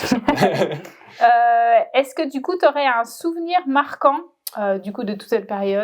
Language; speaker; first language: French; native; French